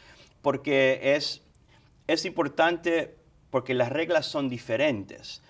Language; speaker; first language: Spanish; early bilingual, other home language; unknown